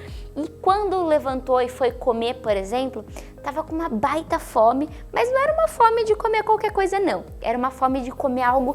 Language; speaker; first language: Portuguese; native; Portuguese